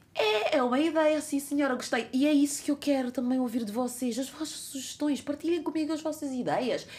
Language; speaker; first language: Portuguese; non-native, local second language; Kabuverdianu